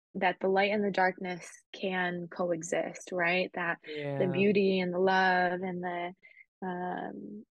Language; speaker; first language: English; early bilingual, other home language; Spanish